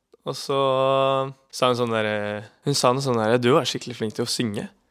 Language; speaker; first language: Norwegian; native; Norwegian